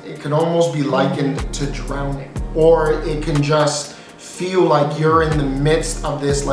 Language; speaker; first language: English; native; English